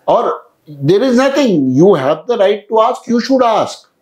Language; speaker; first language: Hindi; non-native, local second language; Urdu